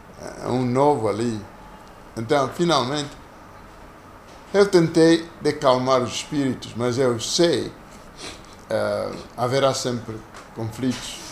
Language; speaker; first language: Portuguese; non-native, local second language; Kongo